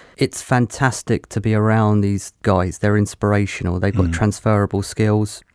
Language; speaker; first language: English; native; English